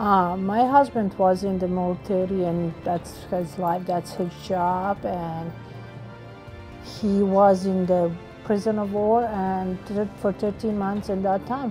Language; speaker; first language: English; non-native, learner; Croatian